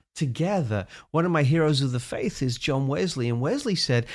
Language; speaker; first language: English; native; English